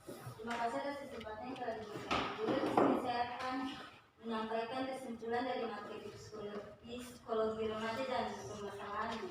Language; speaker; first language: Indonesian; native; Indonesian